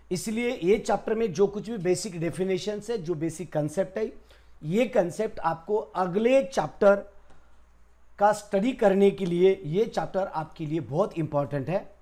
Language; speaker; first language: Hindi; non-native, local second language; Marathi